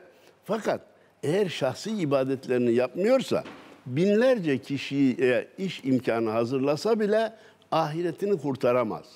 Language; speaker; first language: Turkish; native; Turkish